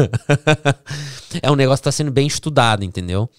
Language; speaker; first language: Portuguese; early bilingual, heritage; English